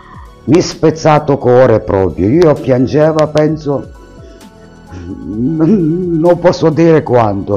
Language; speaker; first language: Italian; non-native, learner; Ukrainian